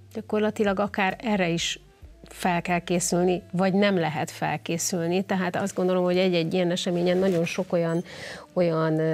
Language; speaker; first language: Hungarian; native; Hungarian